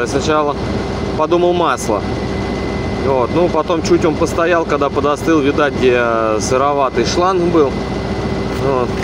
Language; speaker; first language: Russian; native; Russian